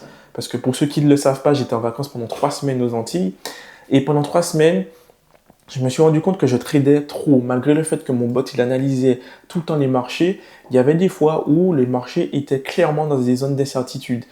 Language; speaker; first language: French; native; French